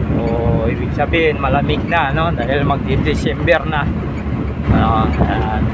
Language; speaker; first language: Filipino; non-native, local second language; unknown